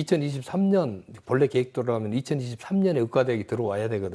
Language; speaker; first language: Korean; native; Korean